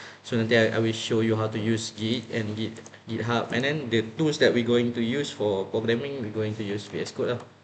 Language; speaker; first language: English; non-native, local second language; Malay